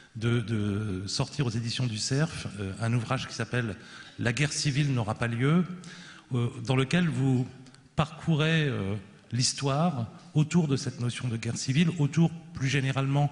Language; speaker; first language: French; native; French